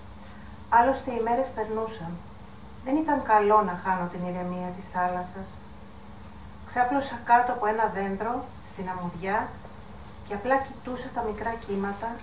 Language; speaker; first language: Greek; native; Greek